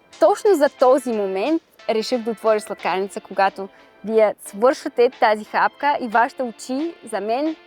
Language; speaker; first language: Bulgarian; non-native, fluent; Russian